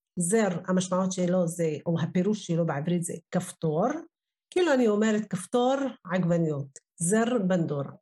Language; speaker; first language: Hebrew; non-native, local second language; Arabic